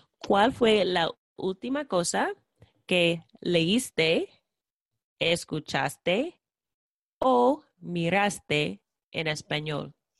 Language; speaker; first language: Spanish; non-native, fluent; English